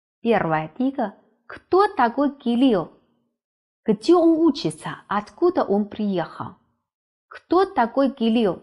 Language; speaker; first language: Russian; non-native, fluent; Chinese